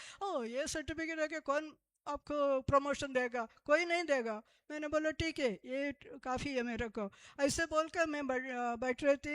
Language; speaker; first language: Hindi; non-native, local second language; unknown